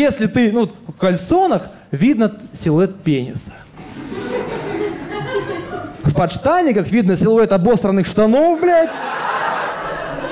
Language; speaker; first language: Russian; native; Russian